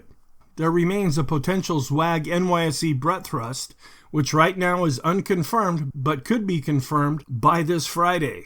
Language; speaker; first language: English; native; English